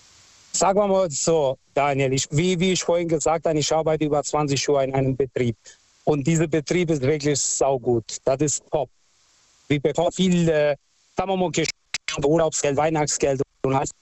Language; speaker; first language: German; non-native, fluent; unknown